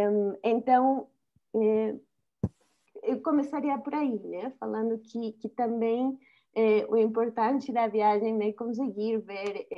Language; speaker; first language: Portuguese; non-native, fluent; Spanish